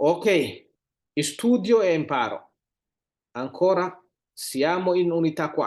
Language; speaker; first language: Italian; non-native, learner; Somali